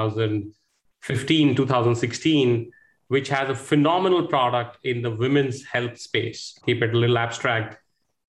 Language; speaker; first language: English; non-native, local second language; Hindi